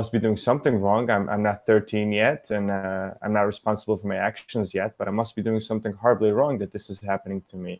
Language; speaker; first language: English; early bilingual, other home language; Yiddish